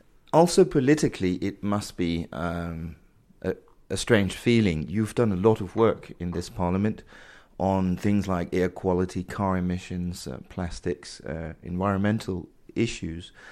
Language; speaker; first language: English; non-native, fluent; Danish